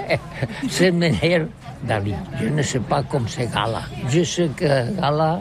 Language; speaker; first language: French; non-native, learner; Catalan